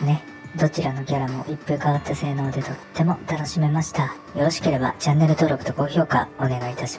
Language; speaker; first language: Japanese; native; Japanese